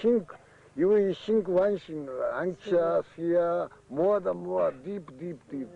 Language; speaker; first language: English; non-native, learner; Japanese